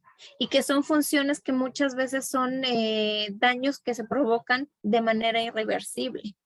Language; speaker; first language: Spanish; native; Spanish